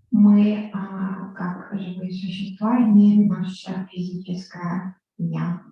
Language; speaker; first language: Russian; native; Russian